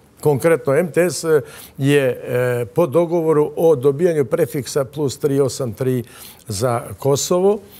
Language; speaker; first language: Bosnian; non-native, local second language; Albanian